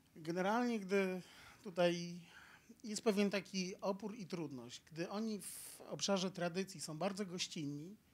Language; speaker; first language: Polish; native; Polish